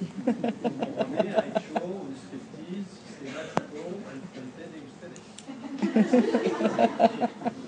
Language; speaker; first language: Spanish; non-native, fluent; French